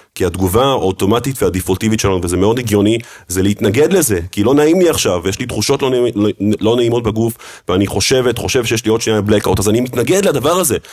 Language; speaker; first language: Hebrew; early bilingual, other home language; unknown